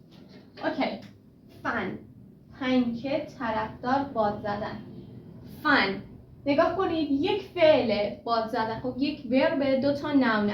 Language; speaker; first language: Persian; native; Persian